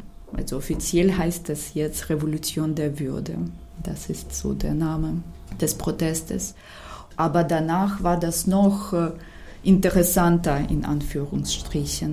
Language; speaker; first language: German; non-native, fluent; Ukrainian